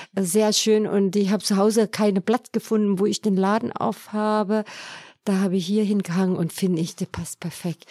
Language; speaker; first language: German; non-native, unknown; Vietnamese